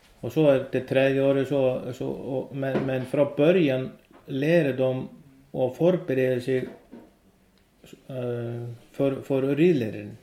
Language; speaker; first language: Swedish; non-native, learner; Icelandic